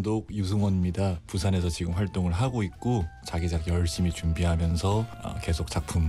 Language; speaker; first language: Korean; native; Korean